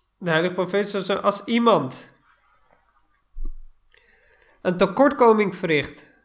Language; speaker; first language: Dutch; non-native, fluent; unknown